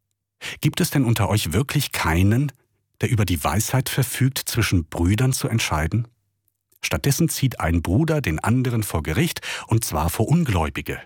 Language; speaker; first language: German; native; German